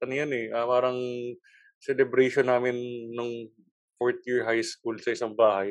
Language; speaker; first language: Filipino; native; Filipino